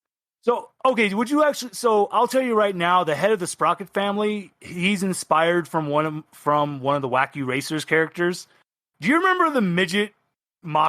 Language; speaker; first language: English; native; English